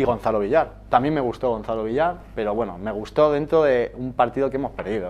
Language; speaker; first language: Spanish; native; Spanish